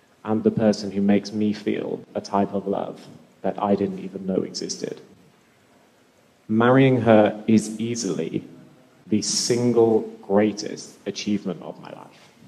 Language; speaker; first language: English; native; English